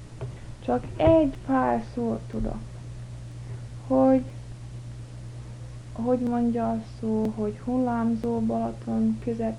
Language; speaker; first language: Hungarian; early bilingual, heritage; English